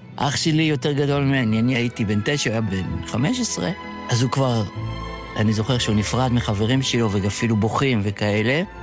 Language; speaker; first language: Hebrew; early bilingual, other home language; Yiddish